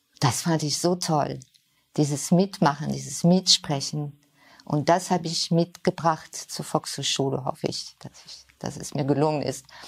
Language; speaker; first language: German; non-native, fluent; French